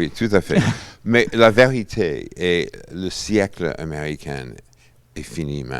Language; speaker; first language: French; non-native, fluent; English